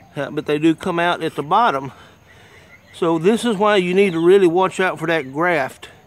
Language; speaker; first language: English; native; English